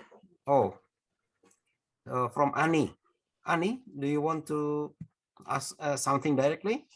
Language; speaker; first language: English; non-native, fluent; Indonesian